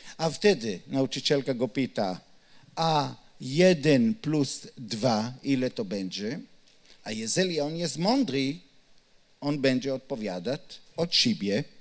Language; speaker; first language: Polish; non-native, learner; Hebrew